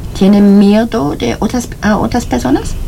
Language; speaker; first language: Spanish; non-native, learner; German